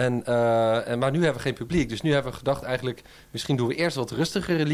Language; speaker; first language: Dutch; native; Dutch